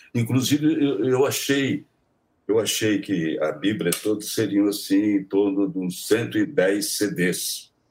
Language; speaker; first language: Portuguese; native; Portuguese